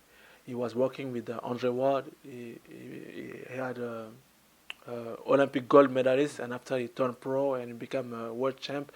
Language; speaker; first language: English; non-native, learner; French